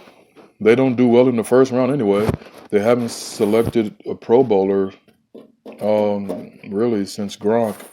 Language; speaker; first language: English; native; English